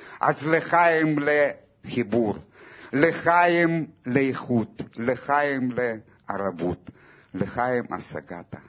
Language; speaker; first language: Hebrew; non-native, fluent; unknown